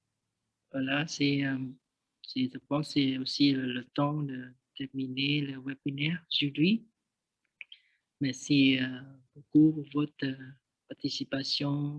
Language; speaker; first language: French; non-native, learner; Vietnamese